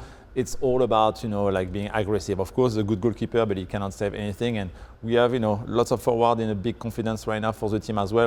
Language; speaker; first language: English; non-native, fluent; French